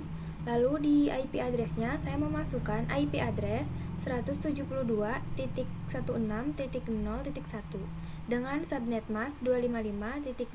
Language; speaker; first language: Indonesian; native; Indonesian